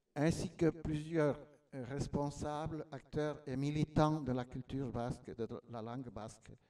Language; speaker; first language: French; non-native, local second language; Basque